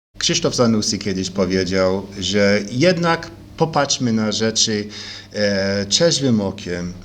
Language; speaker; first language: Polish; early bilingual, heritage; Polish